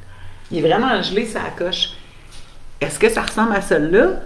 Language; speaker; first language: French; native; French